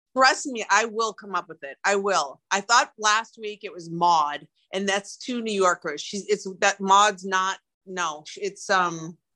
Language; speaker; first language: English; native; English